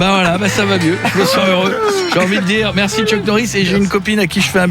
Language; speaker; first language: French; native; French